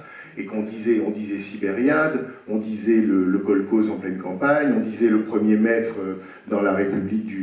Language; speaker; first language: French; native; French